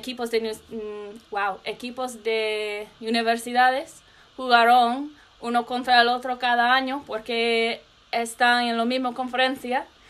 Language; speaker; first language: Spanish; non-native, learner; English